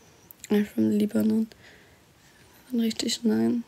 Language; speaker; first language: German; early bilingual, other home language; Arabic